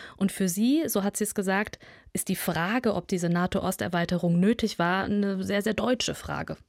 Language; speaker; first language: German; early bilingual, other home language; Russian